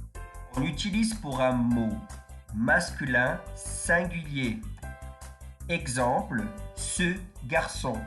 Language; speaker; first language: French; non-native, fluent; Portuguese